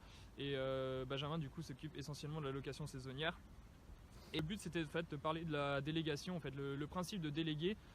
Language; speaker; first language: French; native; French